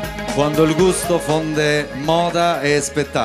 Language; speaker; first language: Italian; native; Italian